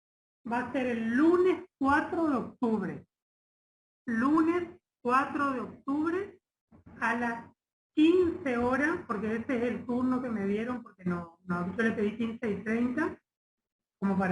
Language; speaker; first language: Spanish; native; Spanish